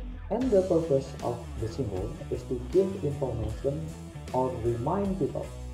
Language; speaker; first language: English; non-native, fluent; Indonesian